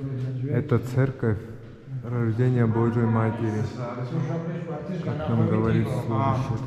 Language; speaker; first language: Russian; native; Russian